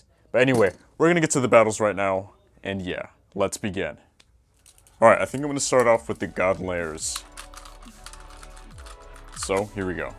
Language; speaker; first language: English; native; English